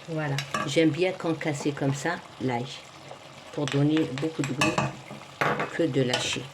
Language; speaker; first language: French; non-native, local second language; Arabic